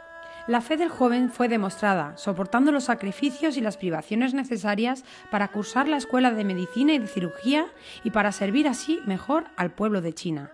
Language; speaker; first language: Spanish; native; Spanish